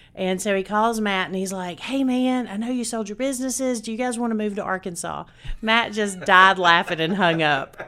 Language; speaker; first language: English; native; English